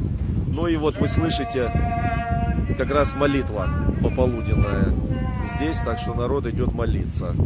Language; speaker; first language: Russian; native; Russian